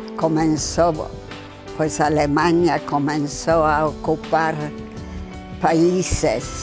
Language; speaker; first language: Spanish; non-native, fluent; Yiddish